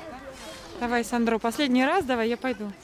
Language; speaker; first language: Russian; native; Russian